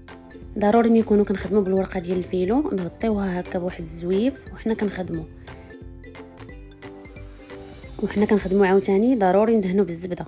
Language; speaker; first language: Arabic; native; Arabic